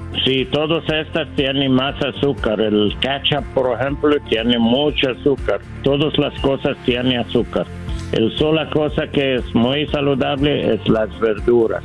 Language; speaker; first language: Spanish; non-native, learner; English